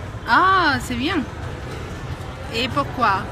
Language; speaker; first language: French; non-native, fluent; Spanish